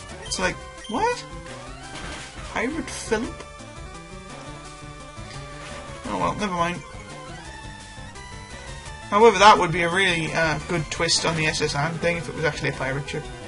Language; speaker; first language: English; native; English